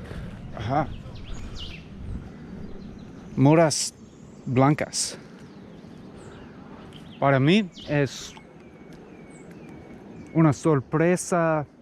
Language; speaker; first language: Spanish; non-native, learner; English